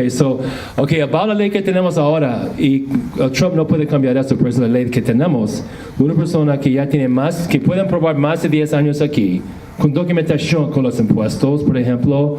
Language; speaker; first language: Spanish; non-native, fluent; English